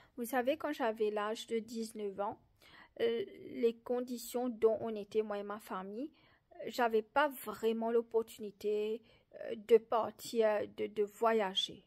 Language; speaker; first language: French; non-native, local second language; Morisyen